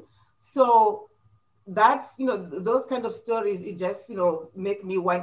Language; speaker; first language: English; non-native, local second language; Shona